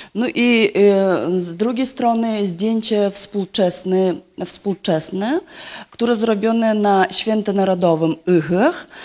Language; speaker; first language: Polish; non-native, fluent; Yakut